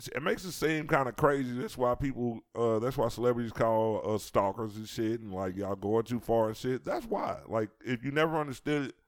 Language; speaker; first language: English; native; English